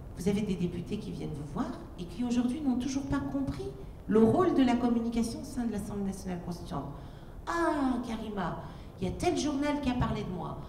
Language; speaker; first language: French; native; French